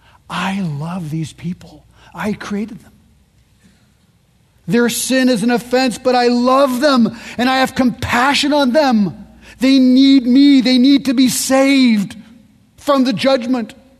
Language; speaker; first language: English; early bilingual, other home language; French